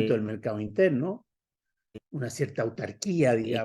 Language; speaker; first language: Spanish; native; Spanish